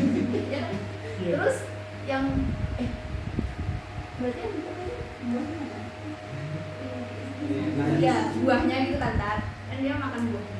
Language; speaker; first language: Indonesian; native; Indonesian